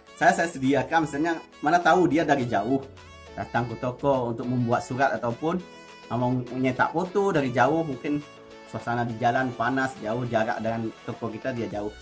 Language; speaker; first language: Indonesian; non-native, local second language; Achinese